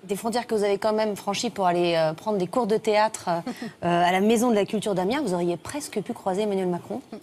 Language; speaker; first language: French; native; French